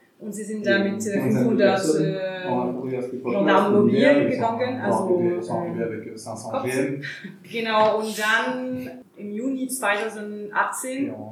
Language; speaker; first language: German; non-native, learner; French